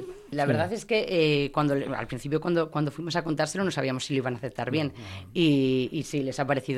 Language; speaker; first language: Spanish; native; Spanish